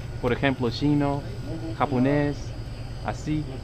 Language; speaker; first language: Spanish; non-native, learner; English